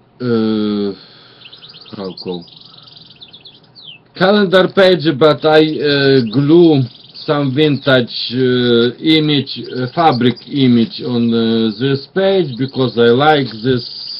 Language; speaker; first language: English; non-native, learner; Russian